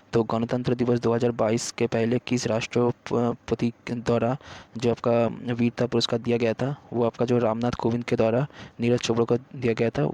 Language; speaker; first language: Hindi; native; Hindi